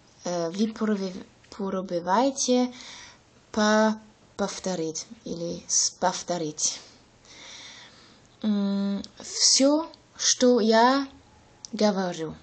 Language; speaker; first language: Russian; non-native, learner; German